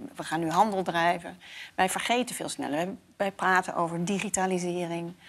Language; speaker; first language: Dutch; native; Dutch